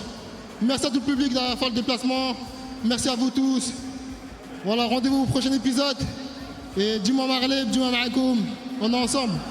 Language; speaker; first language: French; native; French